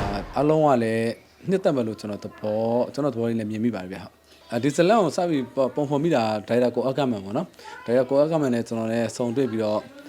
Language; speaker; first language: Burmese; native; Burmese